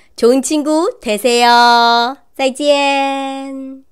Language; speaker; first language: Korean; non-native, learner; Chinese